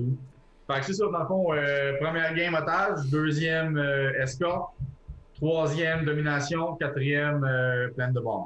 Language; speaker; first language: French; native; French